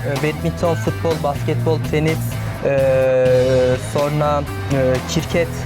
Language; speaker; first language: Turkish; native; Turkish